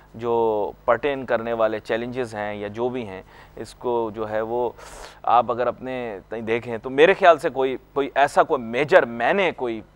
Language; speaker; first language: Urdu; native; Urdu